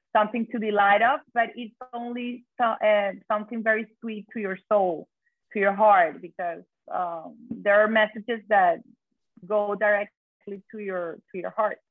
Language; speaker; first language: English; non-native, fluent; Spanish